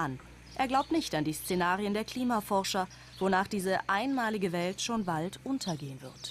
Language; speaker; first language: German; native; German